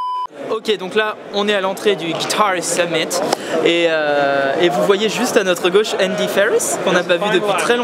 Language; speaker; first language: French; native; French